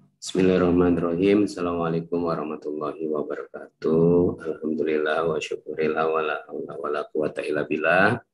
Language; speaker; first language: Indonesian; native; Indonesian